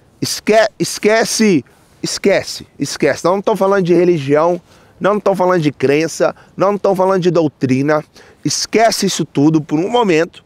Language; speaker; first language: Portuguese; native; Portuguese